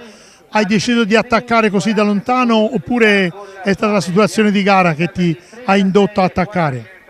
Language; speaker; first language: Italian; native; Italian